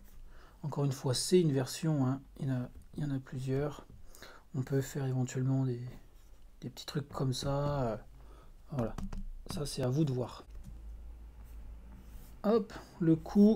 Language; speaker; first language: French; native; French